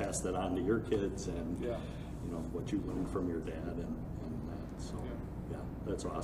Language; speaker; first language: English; native; English